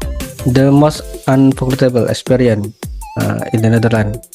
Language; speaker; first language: English; non-native, learner; Indonesian